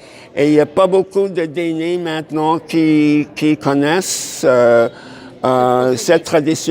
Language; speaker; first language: French; non-native, fluent; English